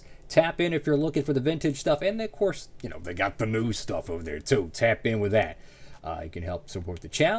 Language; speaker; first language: English; native; English